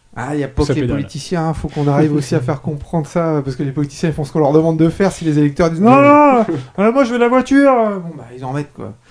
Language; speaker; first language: French; native; French